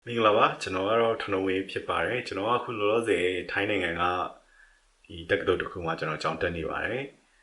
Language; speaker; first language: Burmese; native; Burmese